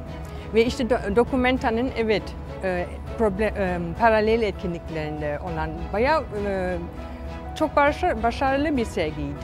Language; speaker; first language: Turkish; non-native, fluent; German